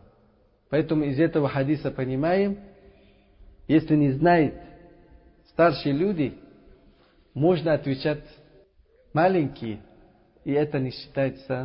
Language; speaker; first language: Russian; non-native, learner; Uzbek